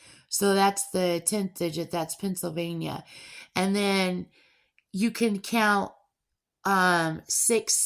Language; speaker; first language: English; native; English